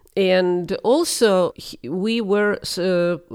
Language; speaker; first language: English; non-native, fluent; Russian